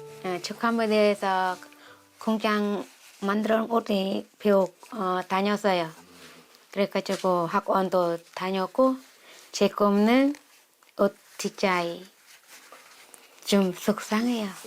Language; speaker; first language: Korean; non-native, learner; Khmer